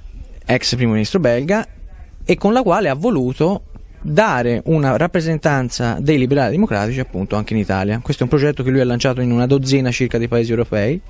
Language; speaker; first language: Italian; native; Italian